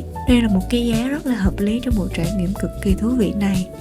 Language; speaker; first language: Vietnamese; native; Vietnamese